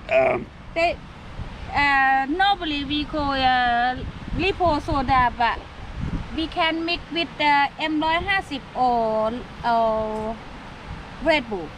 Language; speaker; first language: English; non-native, learner; Thai